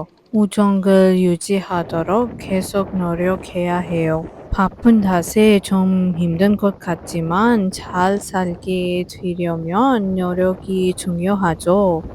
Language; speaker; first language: Korean; non-native, fluent; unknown